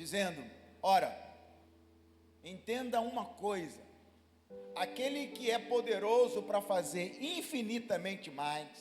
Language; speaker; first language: Portuguese; native; Portuguese